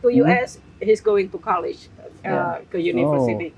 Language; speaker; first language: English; non-native, fluent; Indonesian